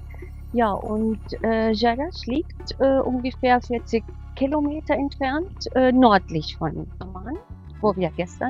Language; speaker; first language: German; non-native, fluent; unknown